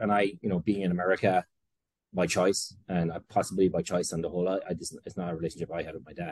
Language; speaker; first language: English; native; English